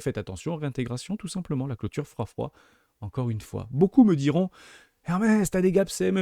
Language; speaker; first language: French; native; French